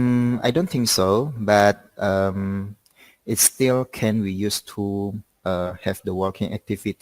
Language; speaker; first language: English; non-native, learner; Indonesian